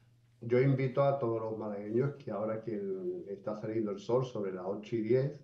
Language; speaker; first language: Spanish; native; Spanish